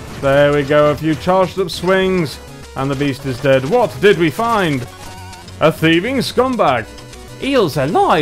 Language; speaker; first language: English; native; English